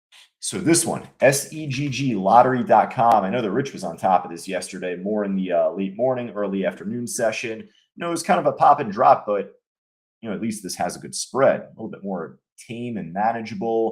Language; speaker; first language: English; native; English